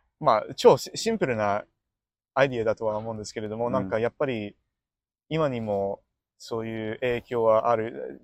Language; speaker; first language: Japanese; non-native, fluent; English